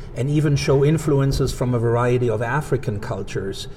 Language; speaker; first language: English; non-native, fluent; German